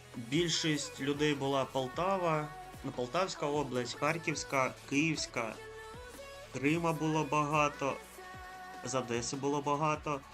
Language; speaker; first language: Ukrainian; non-native, local second language; Russian